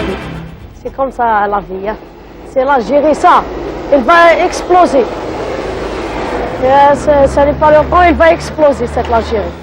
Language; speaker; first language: French; non-native, learner; Arabic